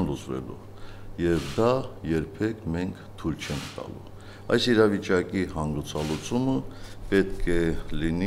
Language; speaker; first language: Armenian; native; Armenian